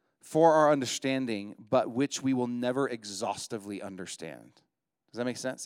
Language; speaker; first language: English; native; English